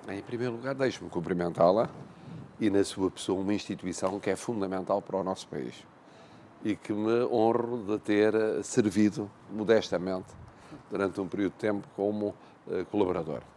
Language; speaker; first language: Portuguese; native; Portuguese